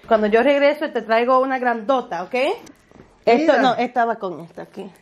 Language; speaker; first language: Spanish; early bilingual, heritage; Spanish